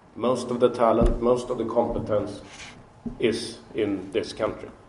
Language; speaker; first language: English; non-native, fluent; Swedish